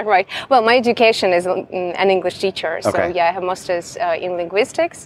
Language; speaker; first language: English; non-native, fluent; Russian